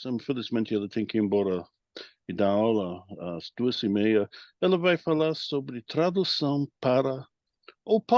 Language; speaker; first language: Portuguese; non-native, fluent; English